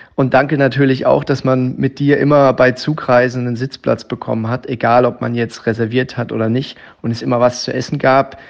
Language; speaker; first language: German; native; German